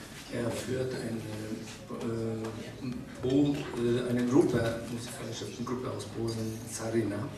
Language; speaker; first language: German; non-native, fluent; Polish